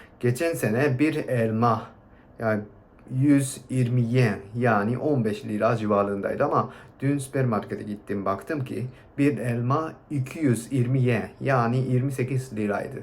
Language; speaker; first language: Turkish; non-native, fluent; Japanese